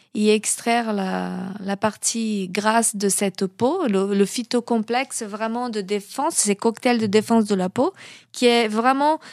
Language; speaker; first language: French; non-native, fluent; Portuguese